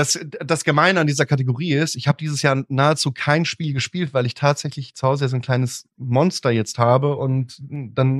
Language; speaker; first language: German; native; German